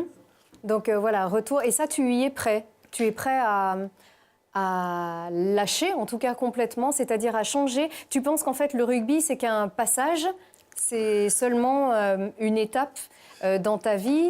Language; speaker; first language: French; native; French